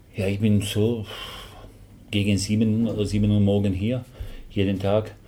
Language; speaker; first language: German; non-native, fluent; Slovak